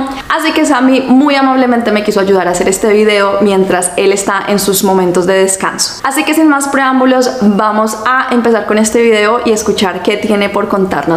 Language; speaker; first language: Spanish; native; Spanish